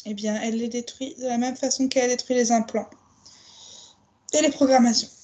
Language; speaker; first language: French; native; French